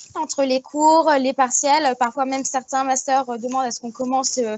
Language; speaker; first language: French; native; French